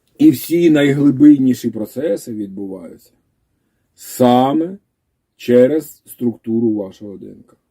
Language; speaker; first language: Ukrainian; native; Ukrainian